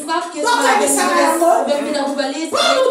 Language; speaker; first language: German; non-native, fluent; Lingala